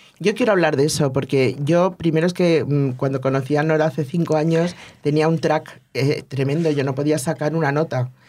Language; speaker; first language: Spanish; native; Spanish